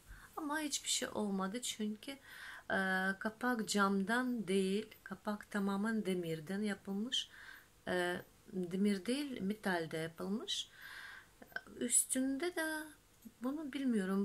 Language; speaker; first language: Turkish; non-native, fluent; Russian